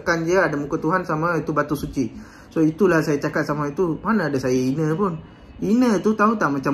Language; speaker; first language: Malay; non-native, local second language; Tamil